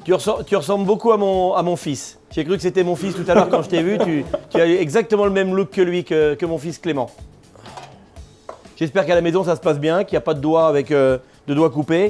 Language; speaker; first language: French; native; French